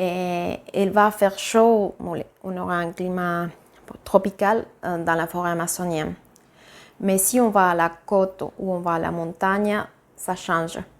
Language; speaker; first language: French; non-native, fluent; Spanish